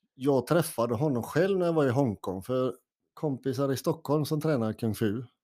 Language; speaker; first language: Swedish; native; Swedish